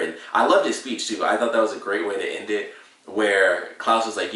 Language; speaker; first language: English; native; English